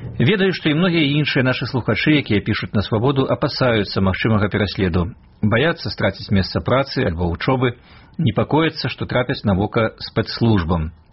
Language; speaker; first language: Belarusian; native; Belarusian